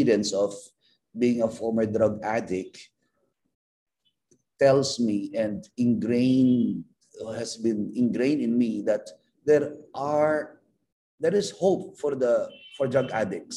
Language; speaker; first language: English; non-native, local second language; Filipino